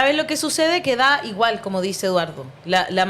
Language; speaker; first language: Spanish; native; Spanish